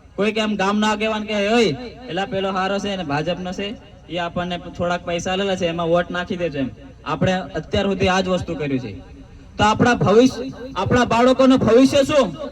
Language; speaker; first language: Gujarati; non-native, local second language; Rathawi